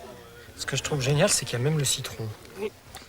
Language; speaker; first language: French; native; French